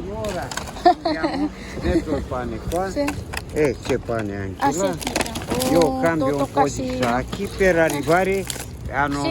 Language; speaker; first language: Italian; non-native, learner; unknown